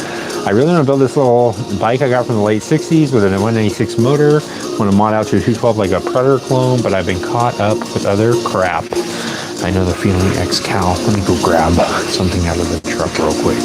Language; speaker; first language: English; native; English